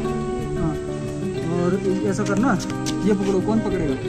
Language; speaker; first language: Hindi; non-native, learner; Nepali